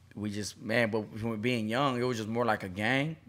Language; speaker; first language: English; native; English